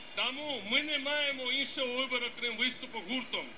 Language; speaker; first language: Ukrainian; non-native, fluent; Georgian